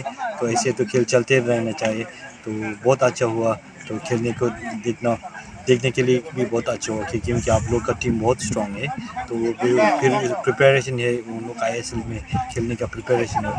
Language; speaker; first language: Hindi; non-native, fluent; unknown